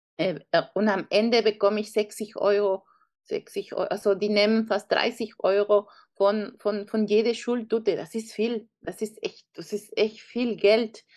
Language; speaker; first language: German; non-native, fluent; Spanish